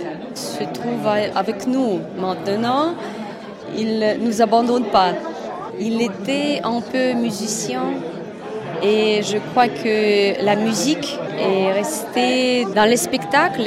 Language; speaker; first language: French; non-native, fluent; Russian